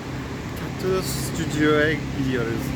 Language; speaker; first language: Turkish; non-native, learner; English